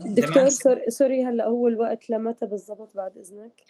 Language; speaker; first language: Arabic; native; Arabic